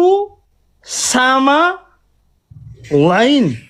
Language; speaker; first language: Indonesian; non-native, learner; Oromo